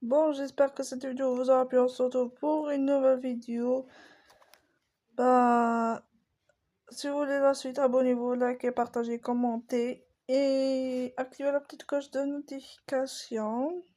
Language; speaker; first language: French; native; French